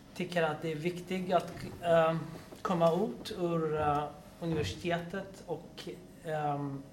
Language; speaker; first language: Swedish; non-native, fluent; Persian